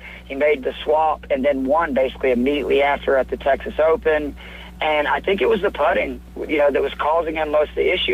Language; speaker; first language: English; native; English